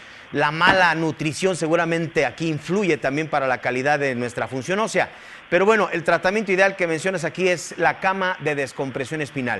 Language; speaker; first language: Spanish; native; Spanish